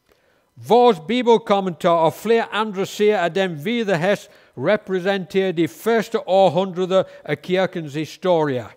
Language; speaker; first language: Danish; non-native, fluent; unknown